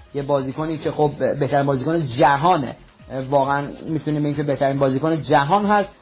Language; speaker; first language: Persian; native; Persian